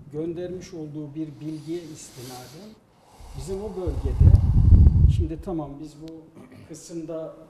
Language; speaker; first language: Turkish; native; Turkish